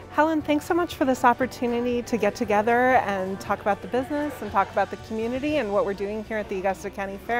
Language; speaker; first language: English; native; English